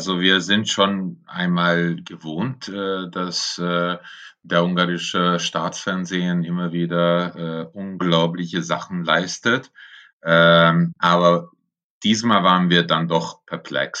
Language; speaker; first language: German; non-native, fluent; Hungarian